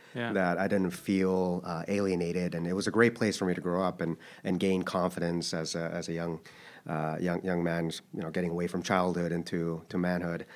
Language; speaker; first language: English; early bilingual, other home language; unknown